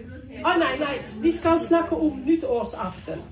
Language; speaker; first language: Norwegian; non-native, fluent; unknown